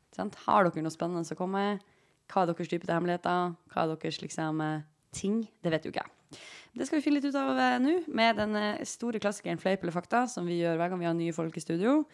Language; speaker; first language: Norwegian; native; Norwegian